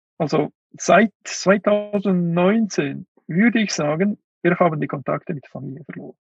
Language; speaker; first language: German; non-native, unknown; Uyghur